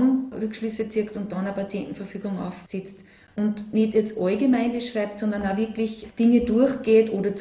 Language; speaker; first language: German; native; German